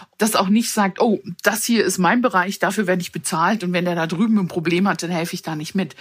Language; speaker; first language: German; early bilingual, other home language; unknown